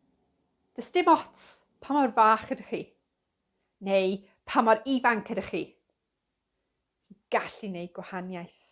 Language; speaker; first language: Welsh; non-native, fluent; English